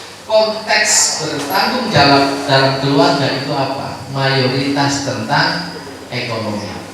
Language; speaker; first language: Indonesian; non-native, local second language; Javanese